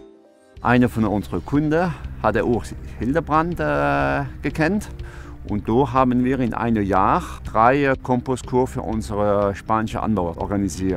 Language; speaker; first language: German; non-native, fluent; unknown